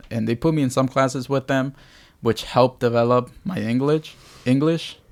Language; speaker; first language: English; early bilingual, other home language; Spanish